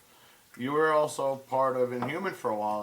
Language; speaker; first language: English; native; English